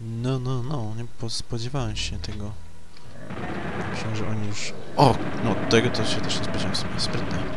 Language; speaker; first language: Polish; native; Polish